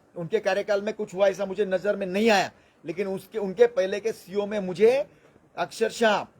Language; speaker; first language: Hindi; non-native, local second language; Marathi